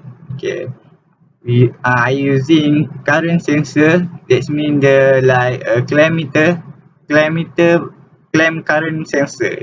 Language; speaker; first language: English; non-native, learner; Malay